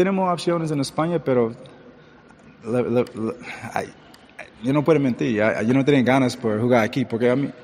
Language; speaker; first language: Spanish; early bilingual, heritage; English